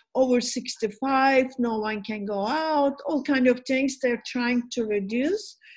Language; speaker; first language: English; non-native, fluent; Turkish